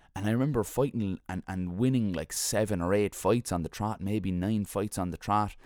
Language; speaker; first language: English; native; English